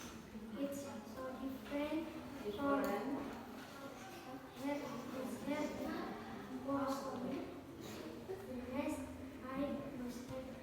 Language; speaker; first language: English; non-native, learner; Indonesian